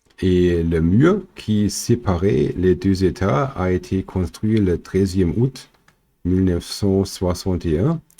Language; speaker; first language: French; non-native, fluent; German